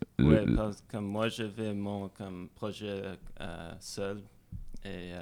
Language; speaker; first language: French; non-native, learner; English